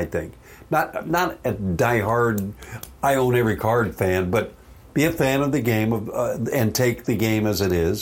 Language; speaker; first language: English; native; English